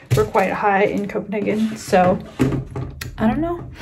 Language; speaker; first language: English; native; English